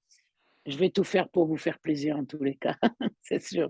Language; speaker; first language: French; native; French